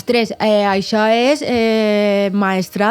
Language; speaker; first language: Catalan; native; Catalan